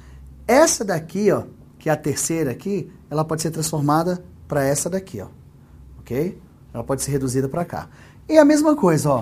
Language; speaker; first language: Portuguese; native; Portuguese